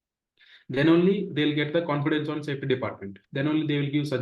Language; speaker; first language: English; non-native, local second language; Telugu